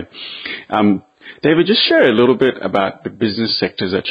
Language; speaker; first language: English; non-native, local second language; Bemba